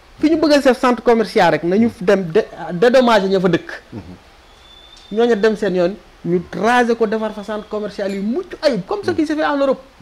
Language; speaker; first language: Wolof; native; Wolof